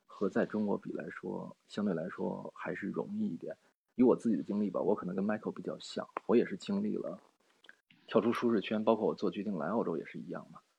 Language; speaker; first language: Chinese; native; Chinese